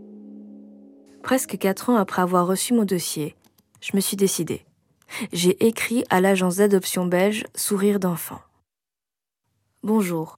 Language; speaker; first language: French; native; French